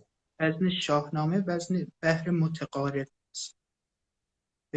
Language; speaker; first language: Persian; native; Persian